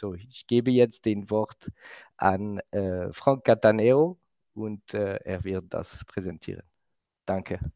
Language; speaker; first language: German; non-native, local second language; French